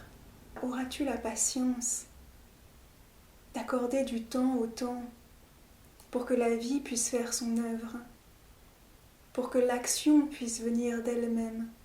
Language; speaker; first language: French; native; French